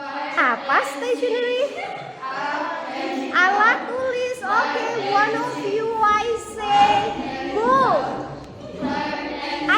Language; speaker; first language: English; non-native, learner; Indonesian